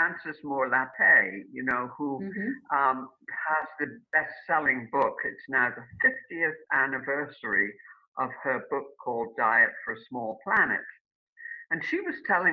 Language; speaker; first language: English; native; English